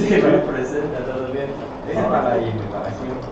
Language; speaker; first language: Spanish; non-native, learner; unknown